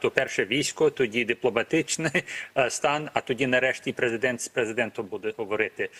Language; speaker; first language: Ukrainian; early bilingual, heritage; Ukrainian